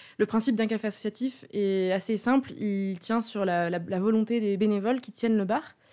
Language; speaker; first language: French; native; French